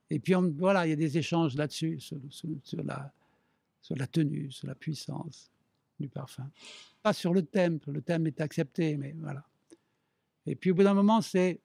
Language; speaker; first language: French; native; French